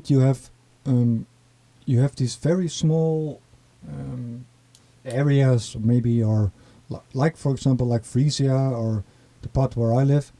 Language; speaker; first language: English; non-native, fluent; Dutch